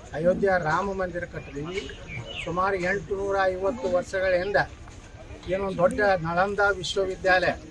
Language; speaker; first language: Kannada; native; Kannada